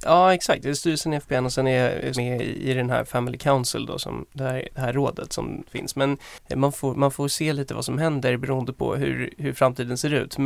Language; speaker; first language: Swedish; native; Swedish